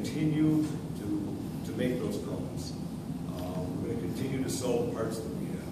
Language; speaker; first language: English; native; English